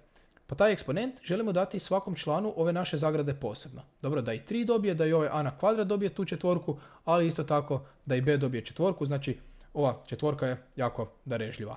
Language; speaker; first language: Croatian; native; Croatian